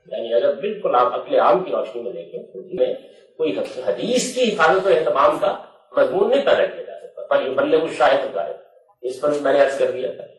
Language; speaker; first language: Urdu; non-native, local second language; Punjabi